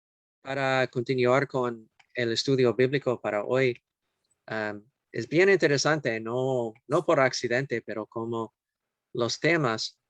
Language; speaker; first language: Spanish; non-native, fluent; English